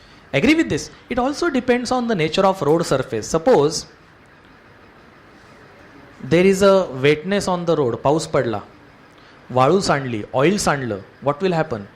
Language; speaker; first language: English; non-native, local second language; Marathi